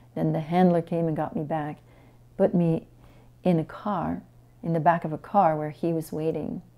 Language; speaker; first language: English; non-native, fluent; French